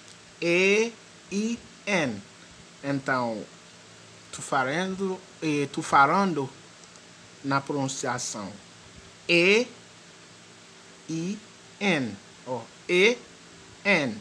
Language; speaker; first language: Portuguese; non-native, fluent; French